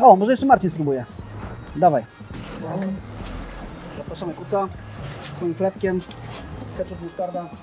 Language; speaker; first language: Polish; native; Polish